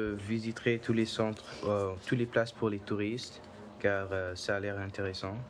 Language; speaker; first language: French; non-native, learner; English